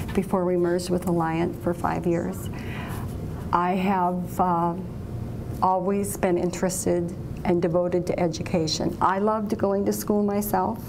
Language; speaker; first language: English; native; English